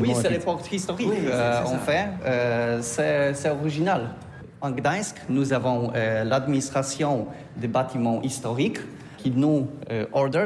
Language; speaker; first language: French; non-native, learner; Polish